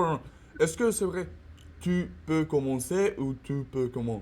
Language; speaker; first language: French; non-native, learner; Russian